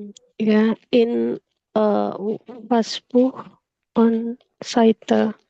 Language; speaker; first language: German; non-native, learner; Indonesian